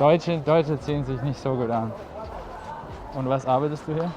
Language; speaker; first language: German; native; German